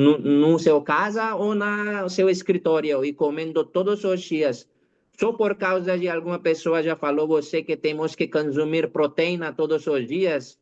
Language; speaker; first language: Portuguese; non-native, learner; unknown